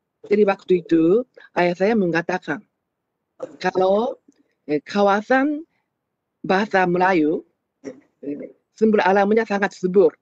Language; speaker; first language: Indonesian; non-native, fluent; Japanese